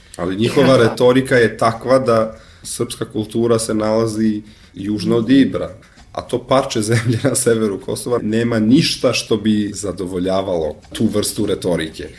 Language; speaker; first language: Serbian; non-native, local second language; Albanian